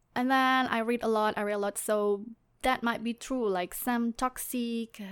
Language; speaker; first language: English; non-native, fluent; Indonesian